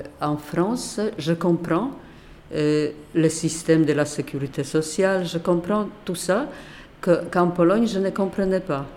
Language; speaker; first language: French; non-native, fluent; Polish